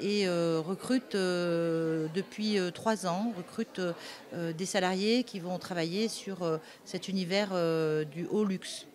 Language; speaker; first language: French; native; French